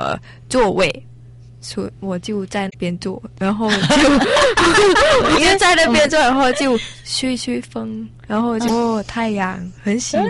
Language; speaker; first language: Chinese; non-native, learner; Thai